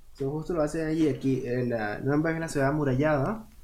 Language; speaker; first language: Spanish; native; Spanish